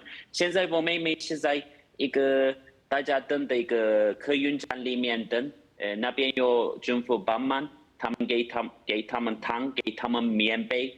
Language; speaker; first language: Chinese; non-native, fluent; Turkish